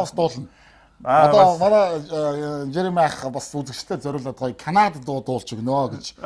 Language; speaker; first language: Mongolian; native; Mongolian